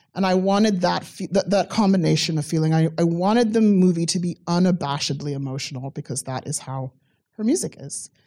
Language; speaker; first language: English; native; English